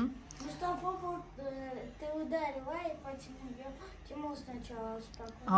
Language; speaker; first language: Russian; early bilingual, other home language; Tajik